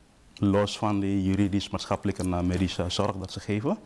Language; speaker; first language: Dutch; non-native, fluent; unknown